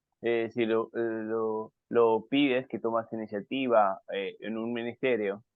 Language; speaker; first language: Spanish; non-native, fluent; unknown